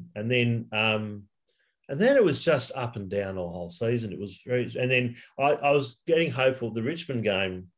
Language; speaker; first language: English; native; English